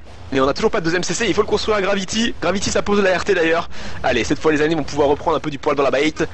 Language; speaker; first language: French; native; French